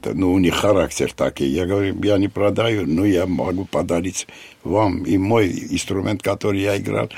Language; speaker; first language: Russian; non-native, fluent; Armenian